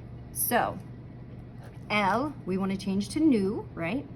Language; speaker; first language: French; non-native, fluent; English